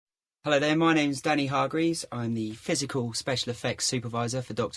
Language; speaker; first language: English; native; English